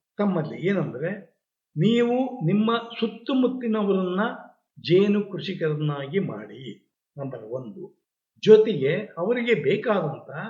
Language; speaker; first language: Kannada; native; Kannada